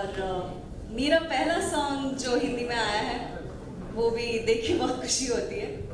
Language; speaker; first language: Hindi; non-native, local second language; Kannada